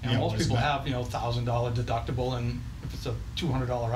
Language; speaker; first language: English; native; English